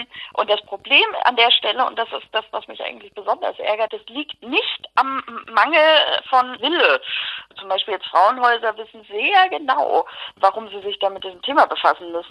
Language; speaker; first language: German; native; German